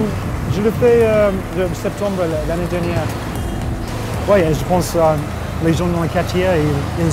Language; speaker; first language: French; non-native, fluent; English